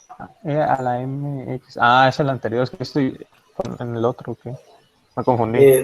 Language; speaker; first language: Spanish; native; Spanish